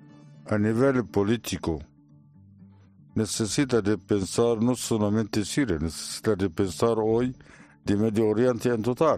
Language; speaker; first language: Spanish; non-native, learner; Arabic